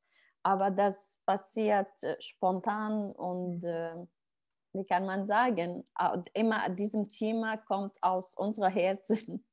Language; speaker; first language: German; non-native, learner; Arabic